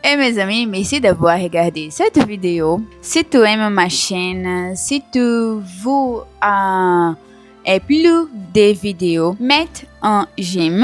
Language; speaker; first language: French; non-native, learner; Portuguese